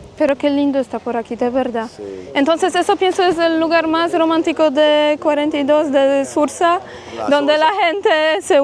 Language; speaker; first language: Spanish; non-native, fluent; Polish